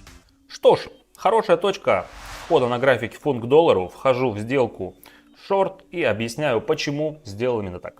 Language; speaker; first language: Russian; native; Russian